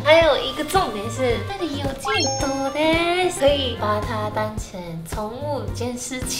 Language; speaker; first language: Chinese; non-native, fluent; Japanese